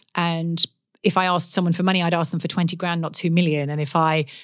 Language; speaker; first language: English; native; English